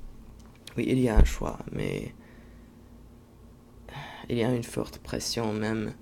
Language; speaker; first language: French; non-native, fluent; English